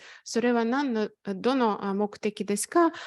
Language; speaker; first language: Japanese; non-native, fluent; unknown